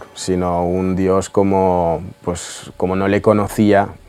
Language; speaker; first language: Spanish; early bilingual, other home language; Russian